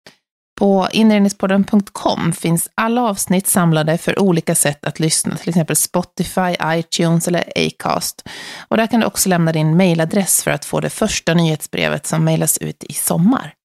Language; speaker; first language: Swedish; native; Swedish